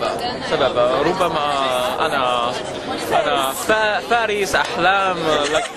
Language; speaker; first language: Arabic; non-native, learner; Chinese